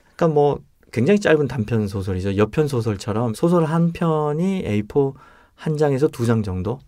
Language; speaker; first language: Korean; native; Korean